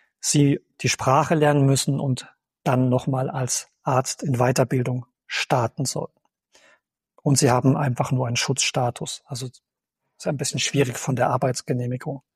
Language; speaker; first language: German; native; German